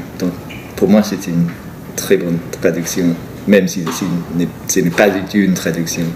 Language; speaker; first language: French; non-native, fluent; English